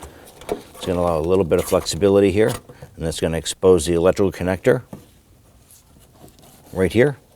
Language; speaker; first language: English; native; English